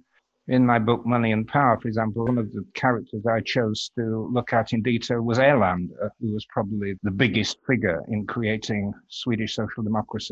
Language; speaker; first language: English; native; English